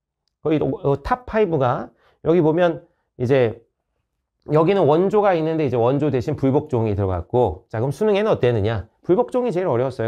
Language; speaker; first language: Korean; native; Korean